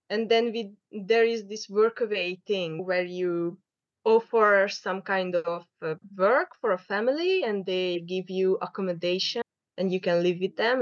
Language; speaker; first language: English; non-native, fluent; Hungarian